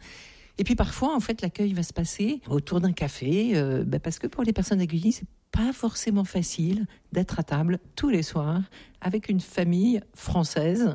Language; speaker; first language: French; native; French